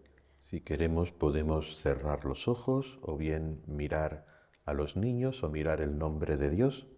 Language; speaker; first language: Spanish; native; Spanish